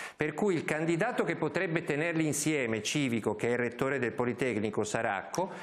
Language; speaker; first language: Italian; native; Italian